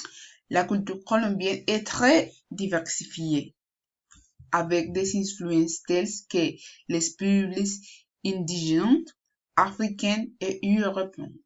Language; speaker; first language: French; non-native, learner; Spanish